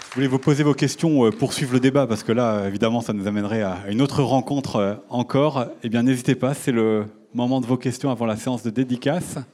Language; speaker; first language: French; native; French